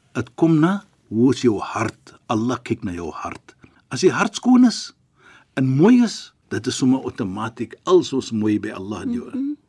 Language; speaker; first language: Afrikaans; non-native, fluent; Arabic